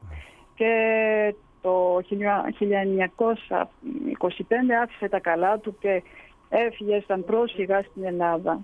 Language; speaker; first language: Greek; early bilingual, heritage; Greek